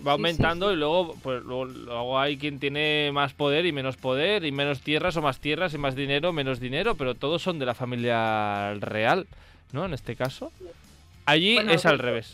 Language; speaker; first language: Spanish; native; Spanish